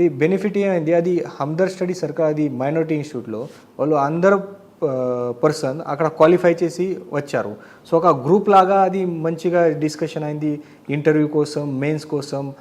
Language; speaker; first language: Telugu; non-native, learner; Marathi